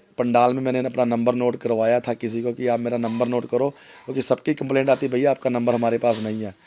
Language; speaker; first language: Hindi; non-native, local second language; Punjabi